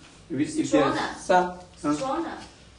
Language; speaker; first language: English; non-native, learner; Russian